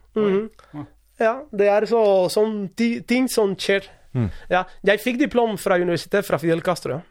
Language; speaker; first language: Norwegian; non-native, fluent; Spanish